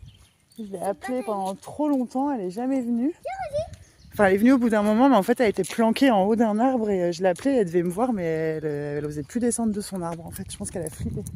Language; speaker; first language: French; native; French